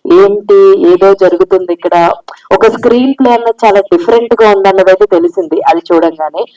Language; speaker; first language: Telugu; native; Telugu